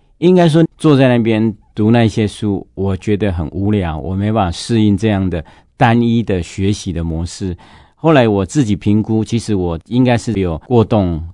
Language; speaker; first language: Chinese; non-native, local second language; Hakka Chinese